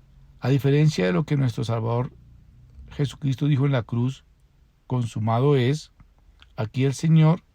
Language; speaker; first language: Spanish; native; Spanish